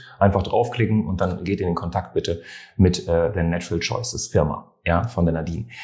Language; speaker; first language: German; non-native, fluent; French